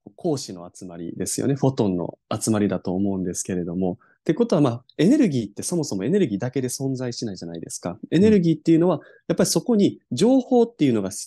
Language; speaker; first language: Japanese; native; Japanese